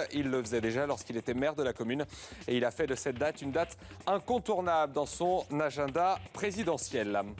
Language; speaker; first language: French; native; French